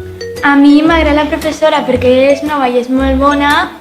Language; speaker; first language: Catalan; non-native, local second language; Spanish